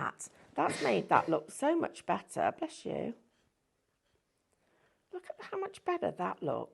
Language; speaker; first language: English; native; English